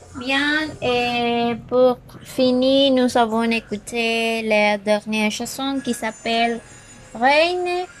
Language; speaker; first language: French; non-native, learner; Spanish